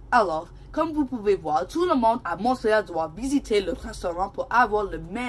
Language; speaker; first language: French; non-native, learner; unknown